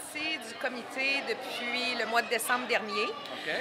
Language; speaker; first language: French; native; French